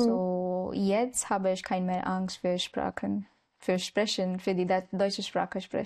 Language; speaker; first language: German; non-native, learner; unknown